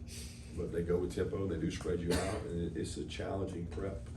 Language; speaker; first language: English; native; English